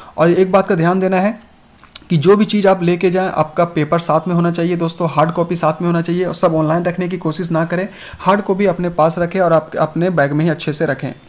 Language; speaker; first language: Hindi; native; Hindi